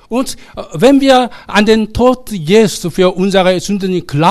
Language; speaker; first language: German; non-native, learner; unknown